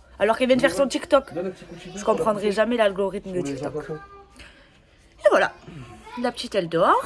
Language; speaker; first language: French; native; French